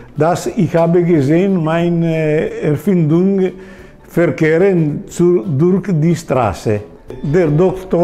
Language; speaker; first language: German; non-native, learner; Italian